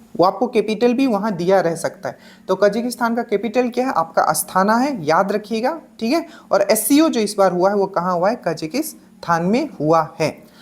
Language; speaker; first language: Hindi; native; Hindi